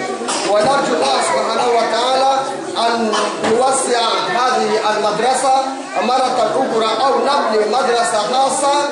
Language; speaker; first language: Arabic; non-native, local second language; Comorian